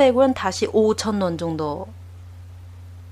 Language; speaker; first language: Korean; non-native, learner; Chinese